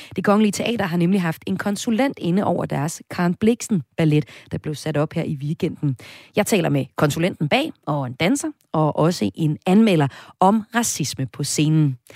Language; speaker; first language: Danish; native; Danish